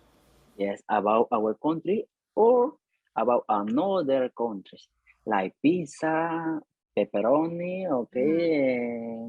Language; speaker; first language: English; non-native, learner; Spanish